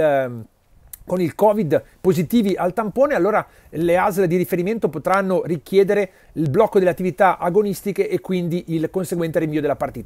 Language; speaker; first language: Italian; native; Italian